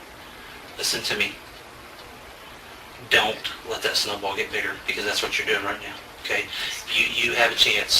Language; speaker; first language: English; native; English